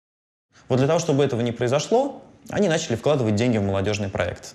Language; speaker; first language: Russian; native; Russian